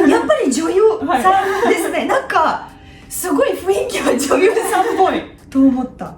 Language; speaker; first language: Japanese; non-native, fluent; Russian